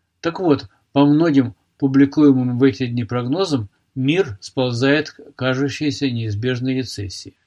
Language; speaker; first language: Russian; native; Russian